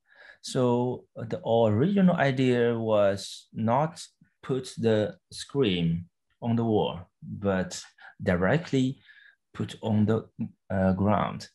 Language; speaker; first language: English; non-native, fluent; Chinese